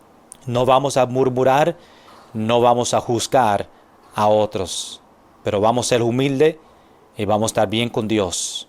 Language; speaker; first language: Spanish; non-native, fluent; English